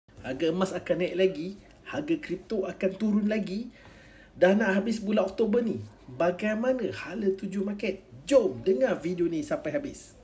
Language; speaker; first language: Malay; native; Malay